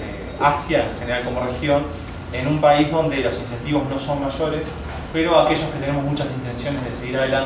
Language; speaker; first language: Spanish; native; Spanish